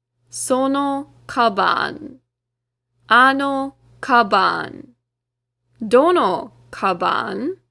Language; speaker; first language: Japanese; non-native, fluent; English